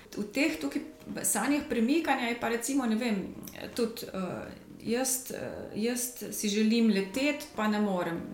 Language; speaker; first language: Slovenian; native; Slovenian